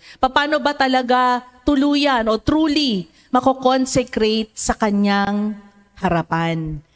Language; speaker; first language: Filipino; native; Filipino